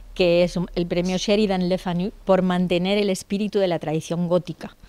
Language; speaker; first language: Spanish; native; Spanish